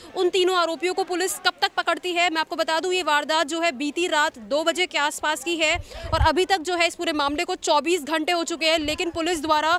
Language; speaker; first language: Hindi; native; Hindi